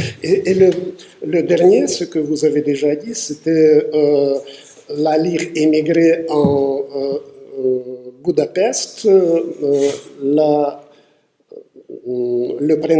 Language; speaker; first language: French; non-native, fluent; Russian